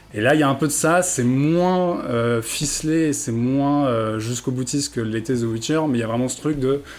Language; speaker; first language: French; native; French